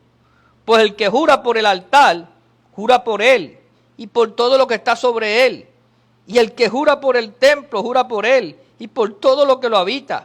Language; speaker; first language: Spanish; native; Spanish